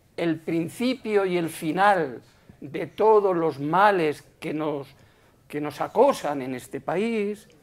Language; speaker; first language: Spanish; native; Spanish